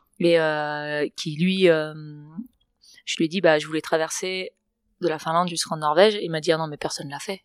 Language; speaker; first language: French; non-native, fluent; Catalan